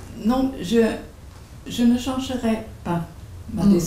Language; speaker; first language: French; non-native, fluent; Swedish